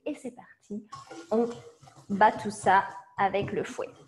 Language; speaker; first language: French; native; French